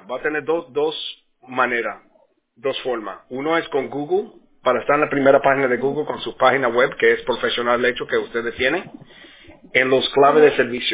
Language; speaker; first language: Spanish; early bilingual, heritage; Spanish